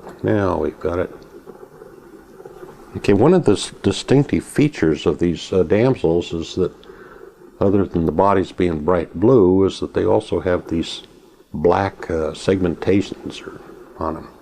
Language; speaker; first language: English; native; English